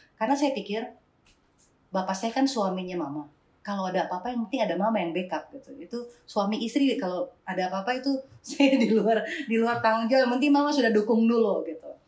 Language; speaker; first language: Indonesian; native; Indonesian